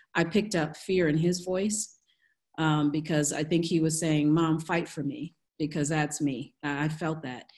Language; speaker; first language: English; native; English